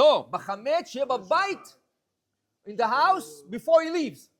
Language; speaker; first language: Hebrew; non-native, fluent; English